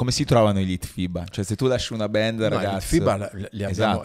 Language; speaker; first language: Italian; native; Italian